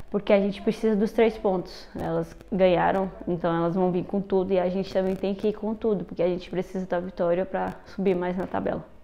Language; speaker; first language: Portuguese; native; Portuguese